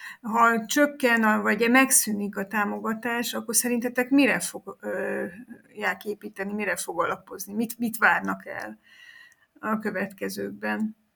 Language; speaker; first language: Hungarian; native; Hungarian